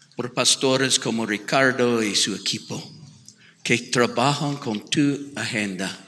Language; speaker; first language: Spanish; non-native, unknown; English